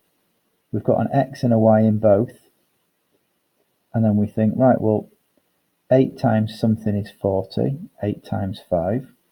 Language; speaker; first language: English; native; English